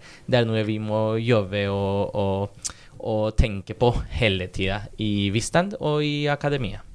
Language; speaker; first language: Norwegian; non-native, fluent; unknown